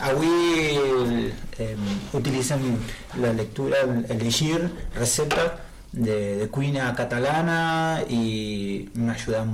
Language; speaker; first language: Catalan; non-native, learner; Spanish